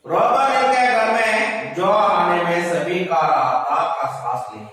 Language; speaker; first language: Hindi; non-native, local second language; Kannada